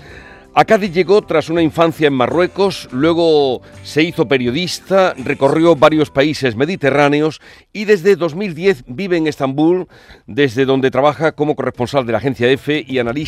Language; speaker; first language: Spanish; native; Spanish